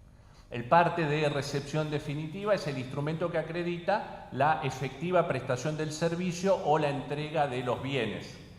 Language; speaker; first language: Spanish; native; Spanish